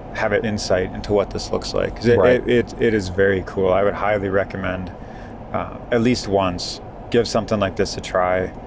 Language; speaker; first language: English; native; English